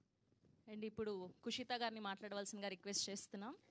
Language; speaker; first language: Telugu; native; Telugu